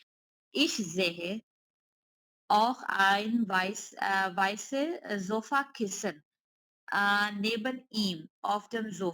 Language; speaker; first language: German; non-native, learner; Urdu